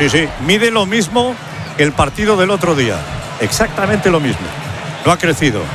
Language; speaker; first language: Spanish; native; Spanish